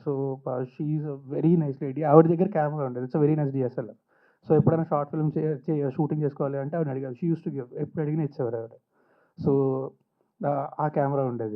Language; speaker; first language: Telugu; native; Telugu